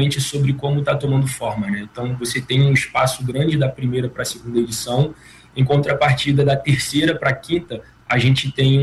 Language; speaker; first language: Portuguese; native; Portuguese